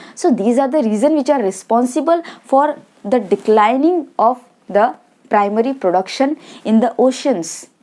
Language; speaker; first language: English; non-native, local second language; Gujarati